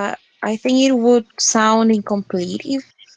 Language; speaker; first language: English; non-native, learner; Spanish